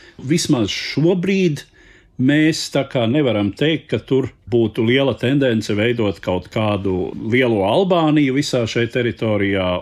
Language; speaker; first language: Latvian; native; Latvian